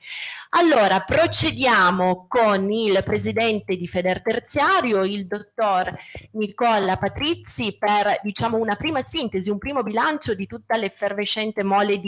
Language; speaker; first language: Italian; native; Italian